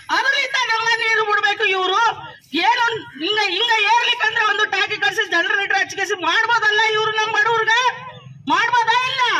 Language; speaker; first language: Kannada; native; Kannada